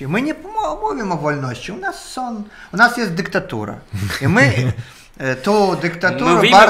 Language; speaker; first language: Polish; non-native, learner; Russian